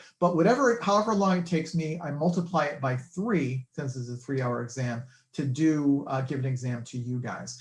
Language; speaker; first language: English; native; English